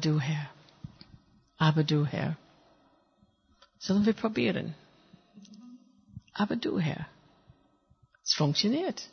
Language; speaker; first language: German; non-native, fluent; English